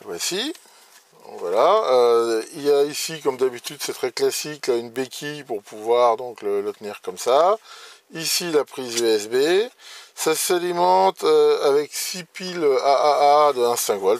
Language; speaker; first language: French; native; French